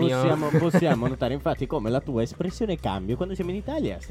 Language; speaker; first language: Italian; native; Italian